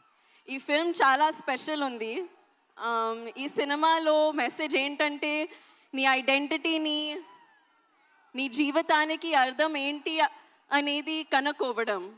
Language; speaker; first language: Telugu; non-native, local second language; Hindi